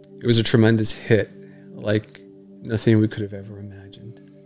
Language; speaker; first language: English; early bilingual, other home language; Spanish